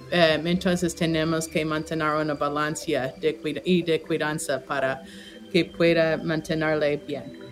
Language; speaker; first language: Spanish; non-native, fluent; English